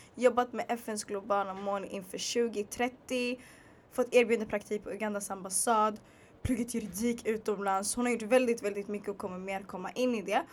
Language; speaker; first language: Swedish; native; Swedish